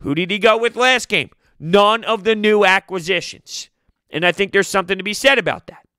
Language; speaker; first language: English; native; English